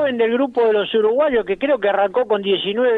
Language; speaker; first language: Spanish; native; Spanish